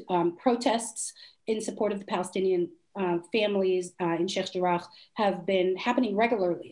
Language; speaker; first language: English; non-native, fluent; Hebrew